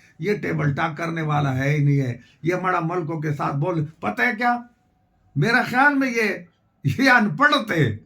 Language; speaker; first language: Urdu; non-native, local second language; Pashto